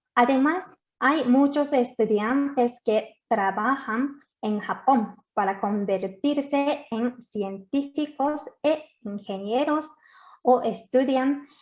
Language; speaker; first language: Spanish; non-native, fluent; Japanese